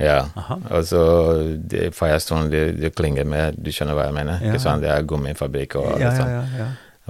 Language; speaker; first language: Norwegian; non-native, fluent; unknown